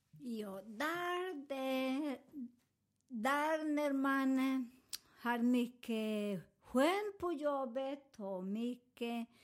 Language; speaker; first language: Swedish; non-native, fluent; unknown